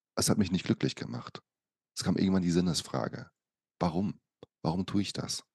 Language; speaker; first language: German; early bilingual, other home language; Portuguese